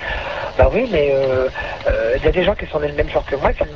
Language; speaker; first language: French; native; French